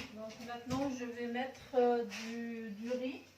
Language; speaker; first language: French; non-native, local second language; Arabic